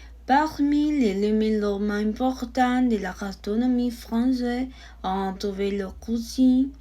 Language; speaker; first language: French; non-native, learner; Spanish